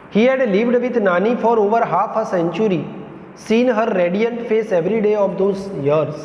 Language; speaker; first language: English; non-native, local second language; Gujarati